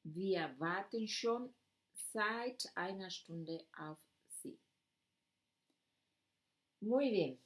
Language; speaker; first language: German; non-native, fluent; Spanish